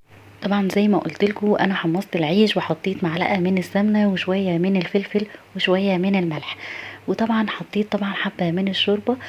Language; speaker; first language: Arabic; native; Arabic